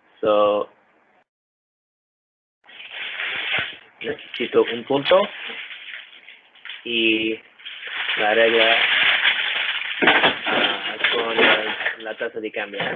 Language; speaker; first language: Spanish; non-native, learner; English